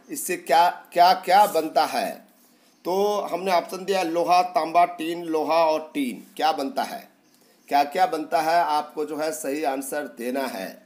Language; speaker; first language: Hindi; native; Hindi